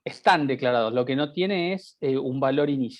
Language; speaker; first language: Spanish; native; Spanish